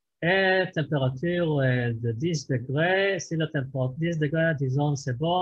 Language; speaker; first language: French; non-native, fluent; Hebrew